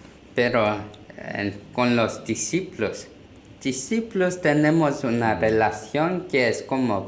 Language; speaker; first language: Spanish; non-native, learner; Korean